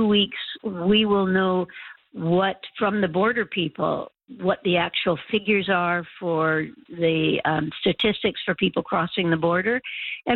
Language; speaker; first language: English; native; English